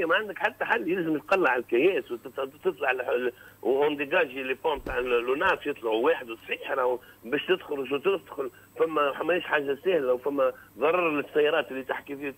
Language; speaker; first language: Arabic; native; Arabic